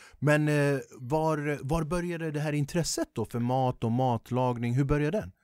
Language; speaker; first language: Swedish; early bilingual, other home language; Kurdish